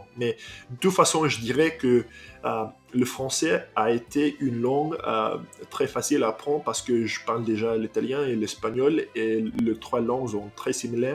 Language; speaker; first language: French; non-native, fluent; English